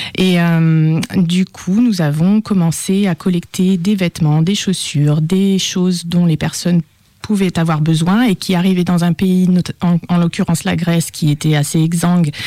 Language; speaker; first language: French; native; French